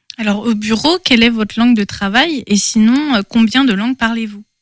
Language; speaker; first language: French; native; French